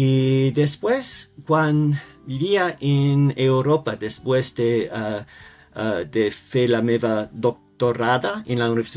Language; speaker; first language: Spanish; non-native, fluent; English